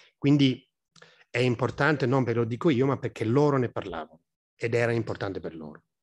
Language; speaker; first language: Italian; non-native, fluent; English